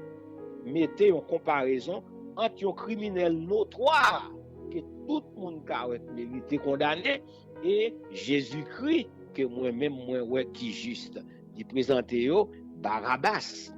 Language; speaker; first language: French; non-native, local second language; Haitian Creole